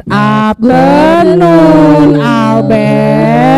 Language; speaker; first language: English; non-native, learner; Indonesian